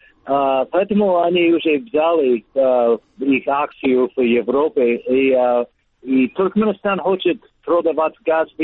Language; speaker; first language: Russian; non-native, learner; English